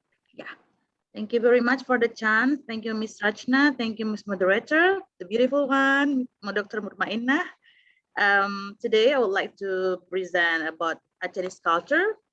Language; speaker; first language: English; non-native, fluent; Indonesian